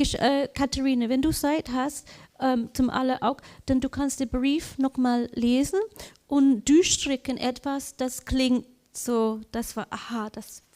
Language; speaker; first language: German; non-native, learner; English